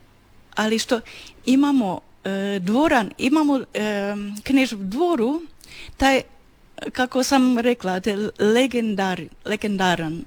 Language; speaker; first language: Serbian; non-native, learner; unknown